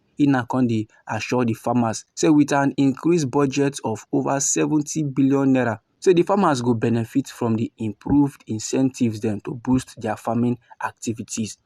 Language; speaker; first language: Nigerian Pidgin; native; Nigerian Pidgin